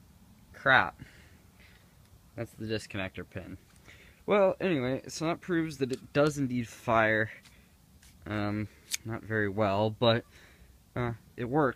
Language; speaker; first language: English; native; English